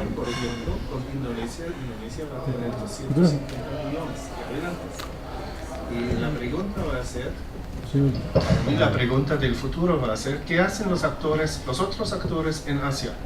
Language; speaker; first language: Spanish; non-native, fluent; German